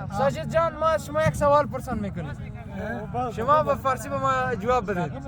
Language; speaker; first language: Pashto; non-native, local second language; Persian